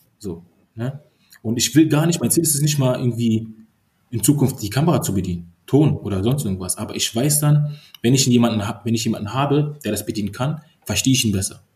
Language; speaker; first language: German; early bilingual, other home language; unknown